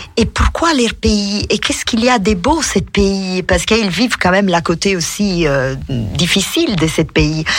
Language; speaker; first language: French; non-native, fluent; Italian